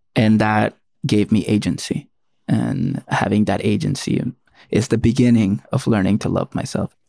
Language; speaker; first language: English; early bilingual, other home language; Spanish